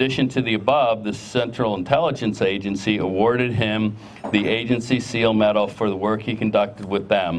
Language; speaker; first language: English; native; English